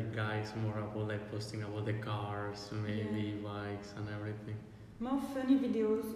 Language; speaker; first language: English; non-native, fluent; Spanish